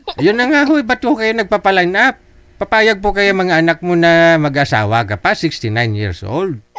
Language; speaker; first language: Filipino; native; Filipino